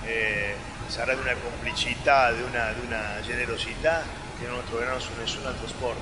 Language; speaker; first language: Italian; non-native, fluent; Spanish